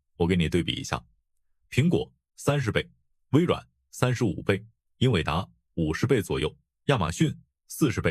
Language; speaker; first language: Chinese; native; Chinese